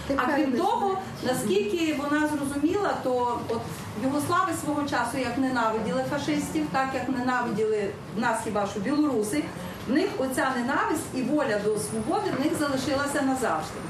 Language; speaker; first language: Ukrainian; native; Ukrainian